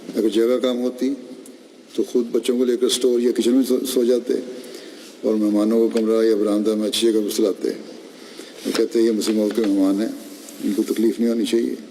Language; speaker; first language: Urdu; native; Urdu